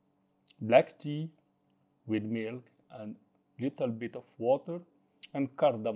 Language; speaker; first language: English; non-native, learner; French